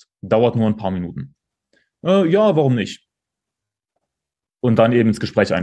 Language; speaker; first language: German; native; German